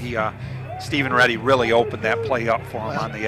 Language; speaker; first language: English; native; English